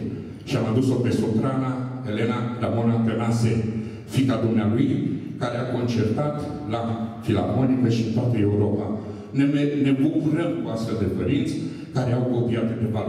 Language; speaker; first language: Romanian; native; Romanian